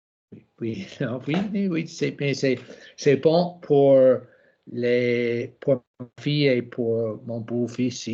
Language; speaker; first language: French; non-native, learner; English